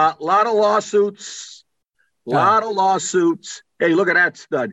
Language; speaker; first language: English; native; English